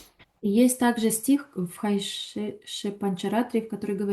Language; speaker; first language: Russian; native; Russian